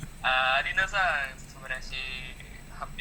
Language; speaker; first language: Japanese; non-native, learner; Indonesian